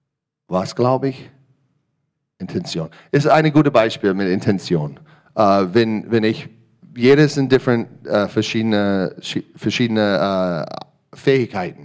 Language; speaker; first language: German; non-native, learner; English